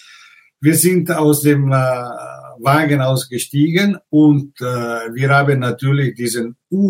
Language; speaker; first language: German; non-native, fluent; Italian